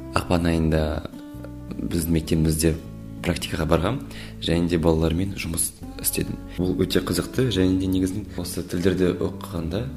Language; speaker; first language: Kazakh; non-native, local second language; German